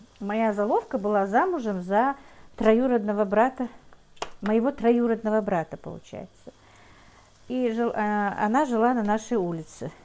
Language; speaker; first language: Russian; non-native, local second language; Ingush